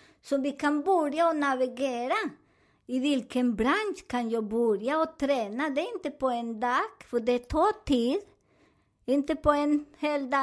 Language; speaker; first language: Swedish; non-native, learner; Spanish